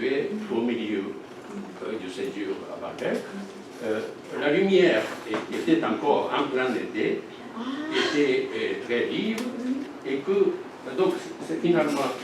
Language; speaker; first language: French; non-native, fluent; Japanese